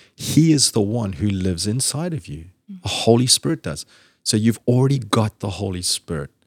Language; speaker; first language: English; native; English